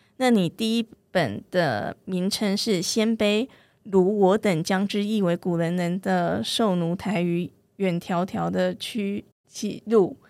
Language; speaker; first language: Chinese; native; Chinese